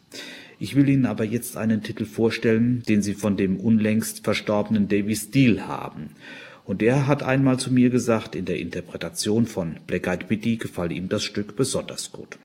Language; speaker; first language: German; native; German